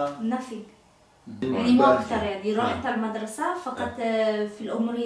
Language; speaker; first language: Arabic; non-native, learner; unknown